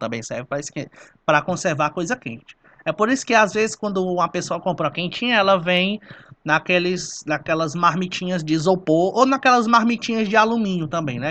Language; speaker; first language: Portuguese; native; Portuguese